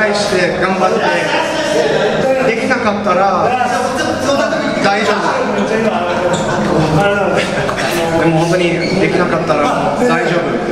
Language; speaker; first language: Japanese; non-native, learner; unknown